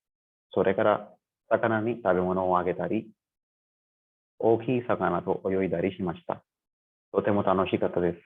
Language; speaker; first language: Japanese; non-native, learner; Hindi